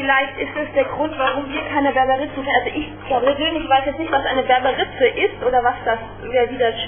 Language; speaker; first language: German; native; German